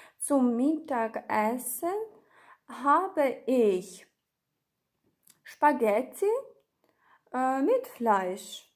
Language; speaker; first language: German; non-native, fluent; Ukrainian